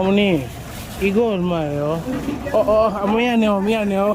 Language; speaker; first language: Korean; non-native, learner; Bangla